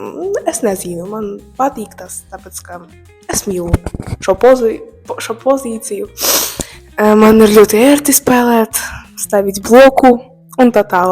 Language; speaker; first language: Latvian; non-native, local second language; Russian